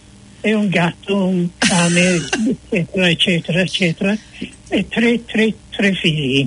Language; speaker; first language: Italian; non-native, fluent; English